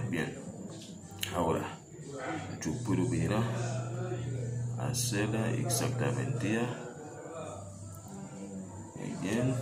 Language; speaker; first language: Spanish; non-native, learner; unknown